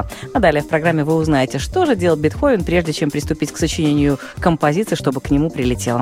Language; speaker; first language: Russian; native; Russian